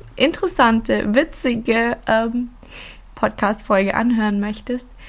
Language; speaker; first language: German; early bilingual, other home language; Filipino